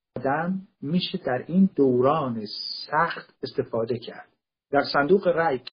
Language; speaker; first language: Persian; non-native, local second language; Kurdish